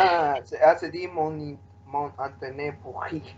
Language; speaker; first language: French; non-native, learner; Spanish